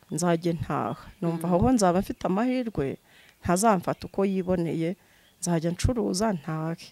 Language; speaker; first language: Kinyarwanda; native; Kinyarwanda